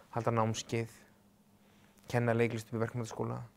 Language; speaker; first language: Icelandic; native; Icelandic